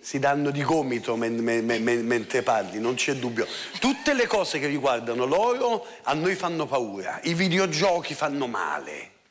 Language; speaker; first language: Italian; native; Italian